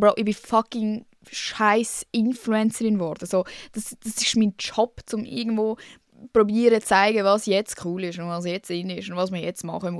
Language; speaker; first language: German; native; German